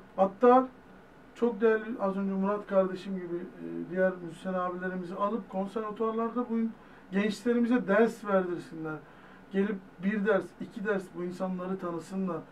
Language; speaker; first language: Turkish; native; Turkish